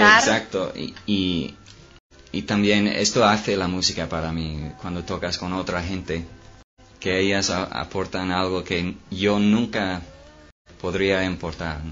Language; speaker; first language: Spanish; non-native, fluent; English